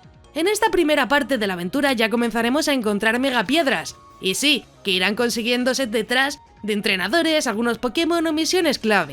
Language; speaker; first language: Spanish; native; Spanish